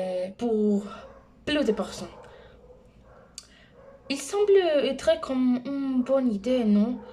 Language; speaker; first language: French; non-native, learner; Spanish